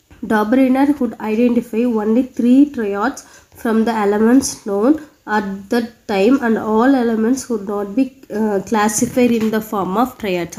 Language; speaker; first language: English; non-native, local second language; Tamil